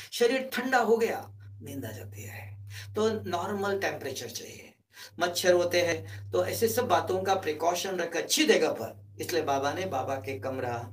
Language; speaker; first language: Hindi; native; Hindi